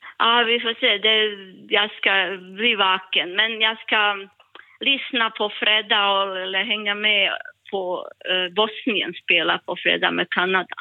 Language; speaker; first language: Swedish; non-native, learner; Bosnian